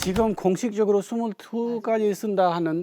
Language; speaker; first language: Korean; non-native, fluent; Hindi